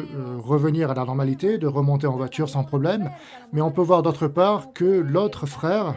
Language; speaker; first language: French; native; French